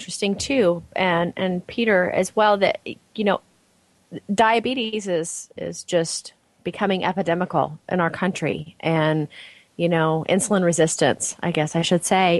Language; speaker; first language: English; native; English